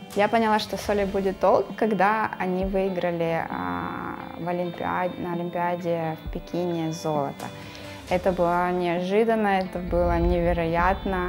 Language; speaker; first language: Russian; native; Russian